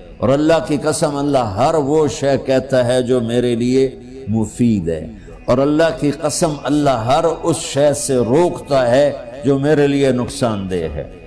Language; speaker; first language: Urdu; non-native, local second language; Punjabi